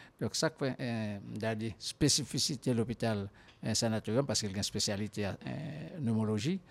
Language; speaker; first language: French; non-native, local second language; Haitian Creole